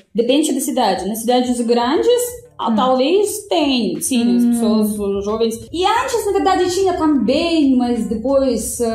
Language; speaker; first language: Portuguese; non-native, fluent; Russian